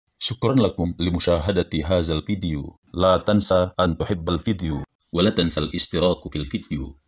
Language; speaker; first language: Arabic; non-native, fluent; Indonesian